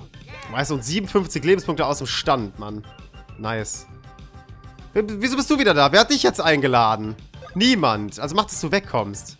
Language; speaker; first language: German; native; German